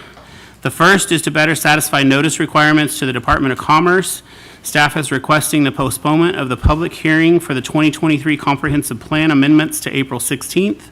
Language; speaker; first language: English; native; English